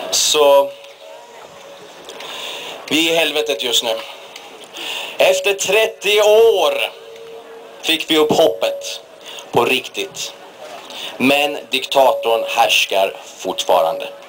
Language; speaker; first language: Swedish; early bilingual, other home language; Persian